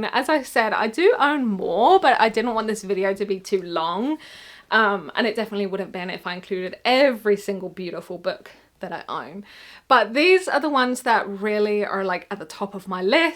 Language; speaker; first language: English; native; English